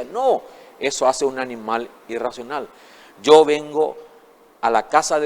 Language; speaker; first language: Spanish; native; Spanish